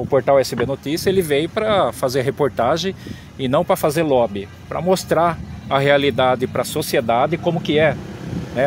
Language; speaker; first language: Portuguese; native; Portuguese